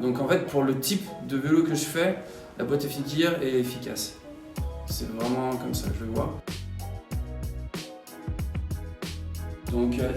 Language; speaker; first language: French; native; French